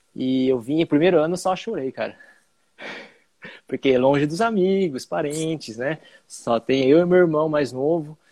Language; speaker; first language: Portuguese; early bilingual, other home language; English